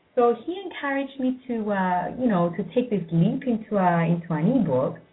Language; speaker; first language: English; non-native, fluent; Greek